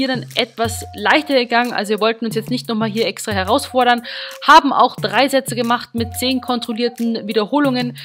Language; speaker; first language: German; native; German